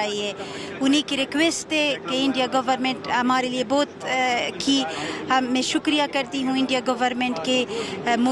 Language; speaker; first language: Hindi; non-native, fluent; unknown